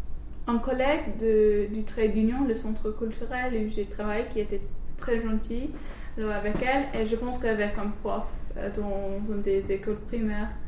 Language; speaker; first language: French; non-native, learner; English